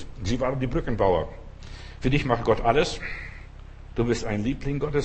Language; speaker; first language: German; non-native, fluent; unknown